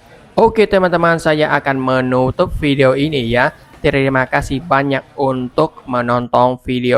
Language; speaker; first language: Indonesian; non-native, fluent; Vietnamese